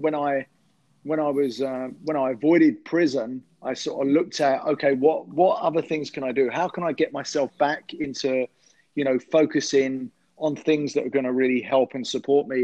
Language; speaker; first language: English; native; English